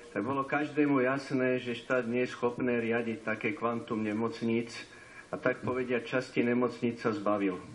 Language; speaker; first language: Slovak; native; Slovak